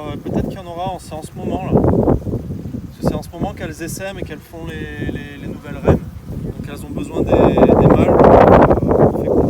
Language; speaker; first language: French; native; French